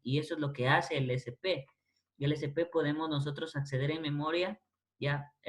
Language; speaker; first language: Spanish; native; Spanish